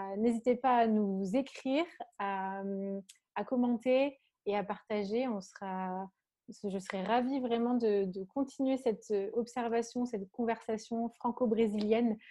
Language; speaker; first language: French; native; French